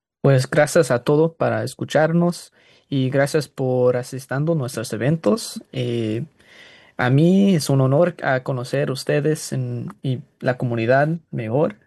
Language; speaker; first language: Spanish; non-native, learner; English